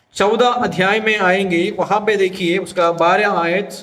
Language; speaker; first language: Hindi; non-native, local second language; Malayalam